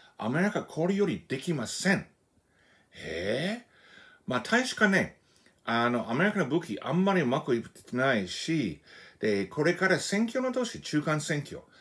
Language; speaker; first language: Japanese; non-native, fluent; English